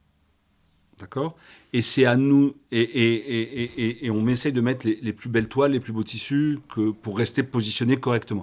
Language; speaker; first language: French; native; French